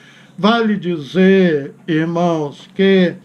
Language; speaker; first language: Portuguese; native; Portuguese